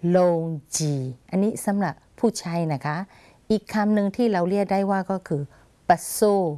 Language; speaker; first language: Thai; non-native, fluent; Burmese